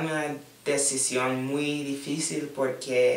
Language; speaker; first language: Spanish; non-native, learner; English